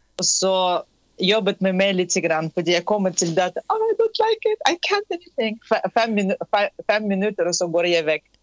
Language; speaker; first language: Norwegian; non-native, fluent; Tatar